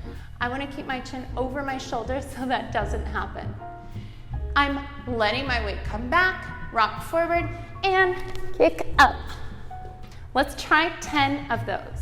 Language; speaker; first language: English; native; English